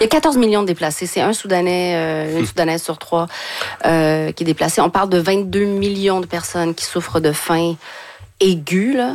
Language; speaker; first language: French; native; French